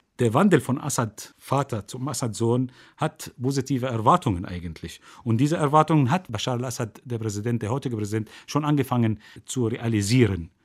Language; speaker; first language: German; non-native, fluent; Arabic